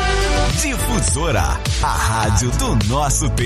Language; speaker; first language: Portuguese; native; Portuguese